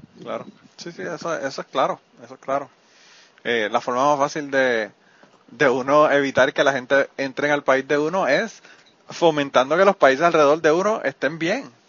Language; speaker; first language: Spanish; native; Spanish